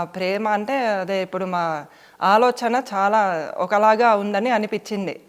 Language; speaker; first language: Telugu; non-native, fluent; Finnish